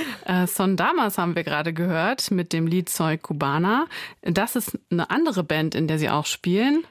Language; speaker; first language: German; native; German